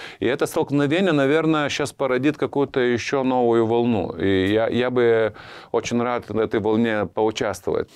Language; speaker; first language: Russian; non-native, fluent; Lithuanian